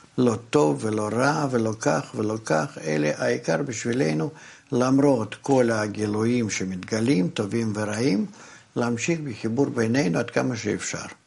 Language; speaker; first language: Hebrew; non-native, fluent; Russian